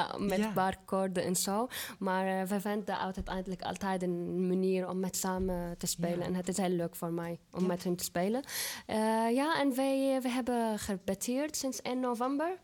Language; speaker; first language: Dutch; non-native, fluent; Arabic